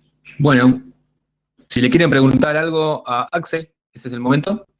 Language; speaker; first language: Spanish; native; Spanish